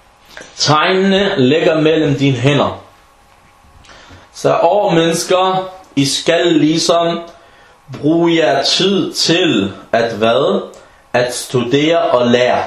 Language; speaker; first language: Danish; non-native, fluent; Arabic